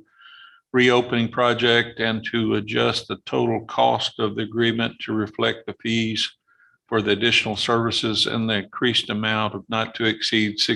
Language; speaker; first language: English; native; English